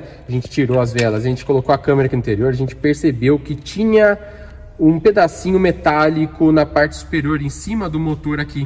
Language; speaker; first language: Portuguese; native; Portuguese